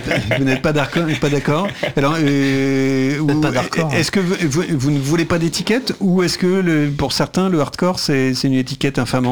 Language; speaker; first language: French; native; French